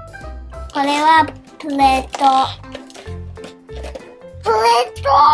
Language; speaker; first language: Japanese; early bilingual, heritage; Japanese